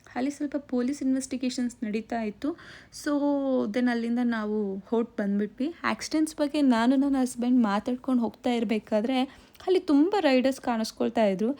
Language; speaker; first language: Kannada; non-native, local second language; Tamil